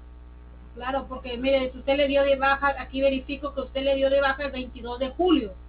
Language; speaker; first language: Spanish; native; Spanish